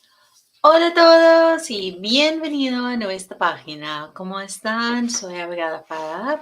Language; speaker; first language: Spanish; non-native, learner; English